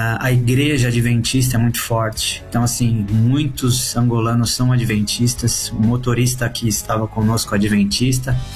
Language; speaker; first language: Portuguese; native; Portuguese